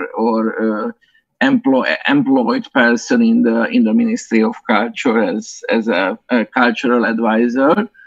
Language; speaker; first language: English; non-native, fluent; Hungarian